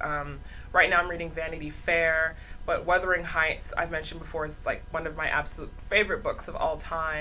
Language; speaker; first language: English; native; English